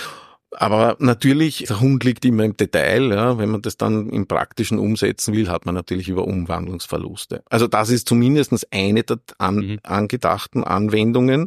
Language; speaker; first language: German; native; German